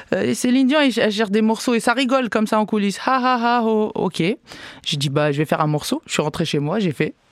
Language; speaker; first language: French; non-native, local second language; Arabic